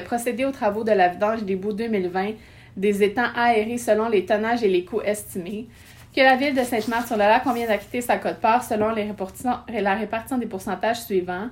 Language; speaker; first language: French; native; French